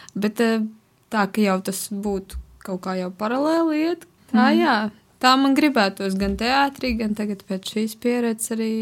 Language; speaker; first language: Latvian; native; Latvian